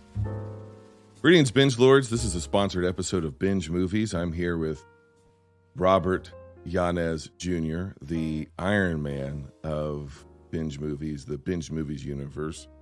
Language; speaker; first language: English; native; English